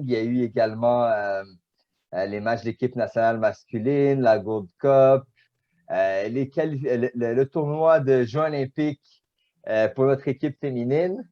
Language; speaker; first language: French; native; French